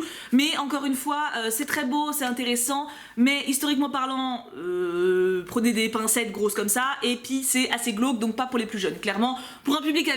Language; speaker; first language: French; native; French